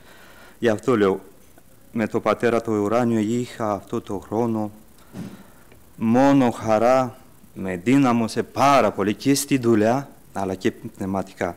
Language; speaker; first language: Greek; early bilingual, heritage; Greek